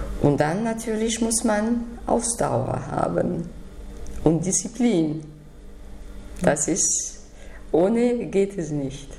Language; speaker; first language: German; non-native, fluent; French